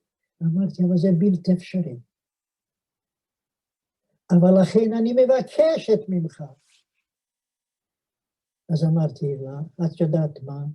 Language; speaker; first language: Hebrew; non-native, fluent; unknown